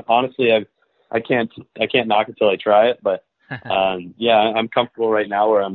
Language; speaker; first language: English; native; English